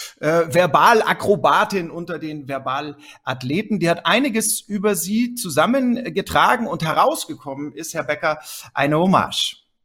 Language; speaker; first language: German; native; German